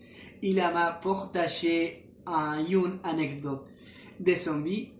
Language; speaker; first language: French; non-native, learner; Spanish